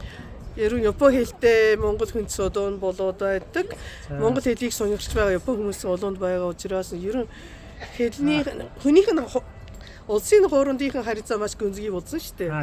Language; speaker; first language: Mongolian; non-native, fluent; Japanese